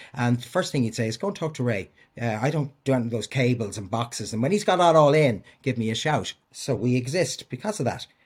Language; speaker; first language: English; native; English